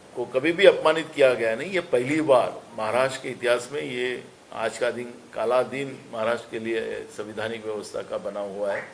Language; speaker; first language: Hindi; non-native, local second language; Marathi